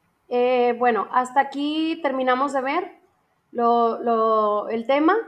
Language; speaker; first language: Spanish; native; Spanish